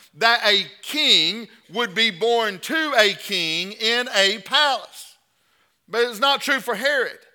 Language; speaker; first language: English; native; English